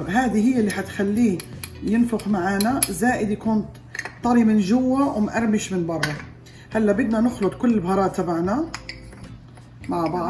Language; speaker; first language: Arabic; native; Arabic